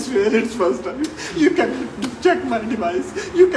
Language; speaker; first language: English; non-native, learner; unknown